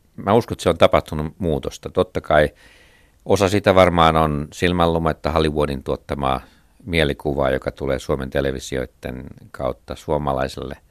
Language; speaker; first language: Finnish; native; Finnish